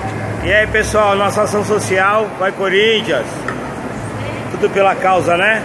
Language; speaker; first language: Portuguese; native; Portuguese